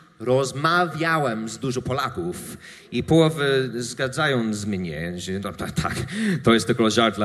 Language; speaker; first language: Polish; non-native, learner; English